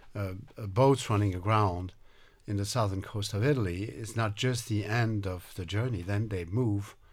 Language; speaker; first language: English; non-native, fluent; French